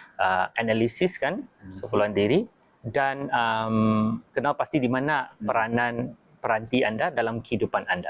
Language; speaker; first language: Malay; native; Malay